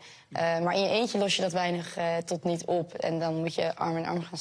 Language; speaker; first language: Dutch; native; Dutch